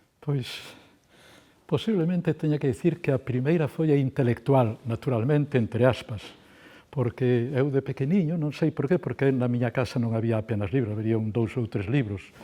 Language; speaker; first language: Galician; native; Galician